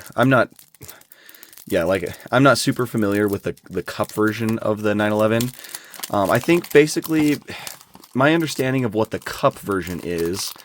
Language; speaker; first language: English; native; English